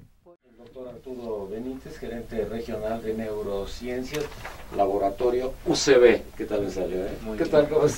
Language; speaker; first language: Spanish; native; Spanish